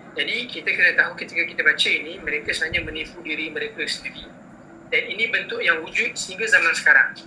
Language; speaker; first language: Malay; native; Malay